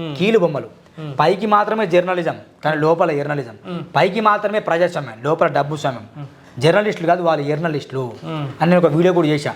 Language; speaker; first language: Telugu; non-native, local second language; Marathi